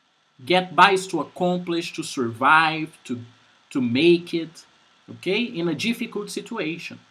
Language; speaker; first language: English; non-native, fluent; Portuguese